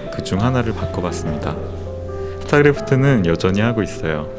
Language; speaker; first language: Korean; non-native, fluent; Turkish